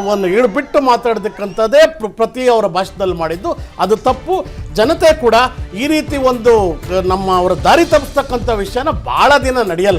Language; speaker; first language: Kannada; native; Kannada